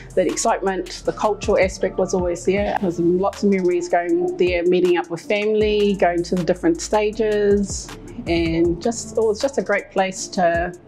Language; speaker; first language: English; native; English